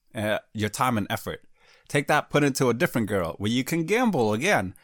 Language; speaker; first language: English; native; English